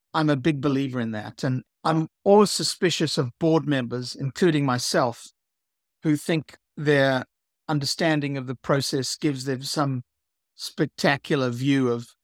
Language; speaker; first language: English; native; English